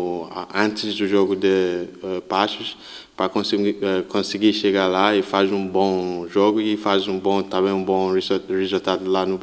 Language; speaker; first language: Portuguese; non-native, learner; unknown